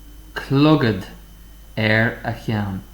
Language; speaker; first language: Irish; non-native, local second language; English